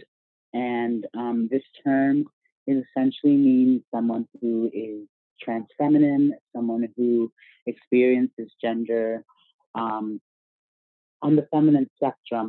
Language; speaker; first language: English; native; English